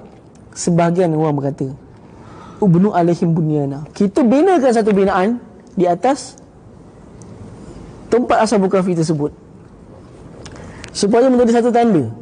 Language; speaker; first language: Malay; native; Malay